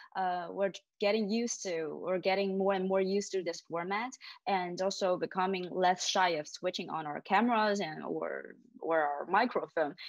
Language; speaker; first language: English; non-native, fluent; Chinese